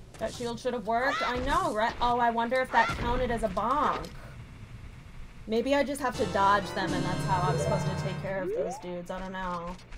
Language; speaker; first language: English; native; English